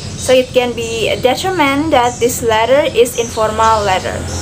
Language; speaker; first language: English; non-native, fluent; Indonesian